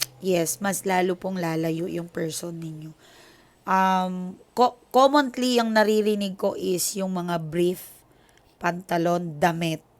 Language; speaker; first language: Filipino; native; Filipino